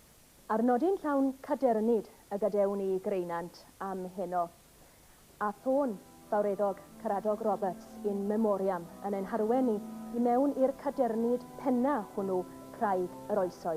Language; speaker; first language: Welsh; native; Welsh